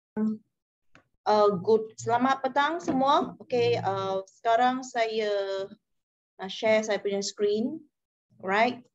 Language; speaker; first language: Malay; non-native, local second language; Chinese